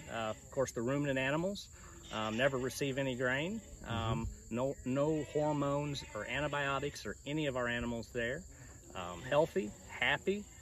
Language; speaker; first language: English; native; English